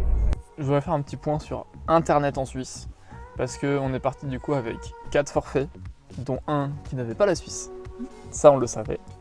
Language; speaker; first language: French; native; French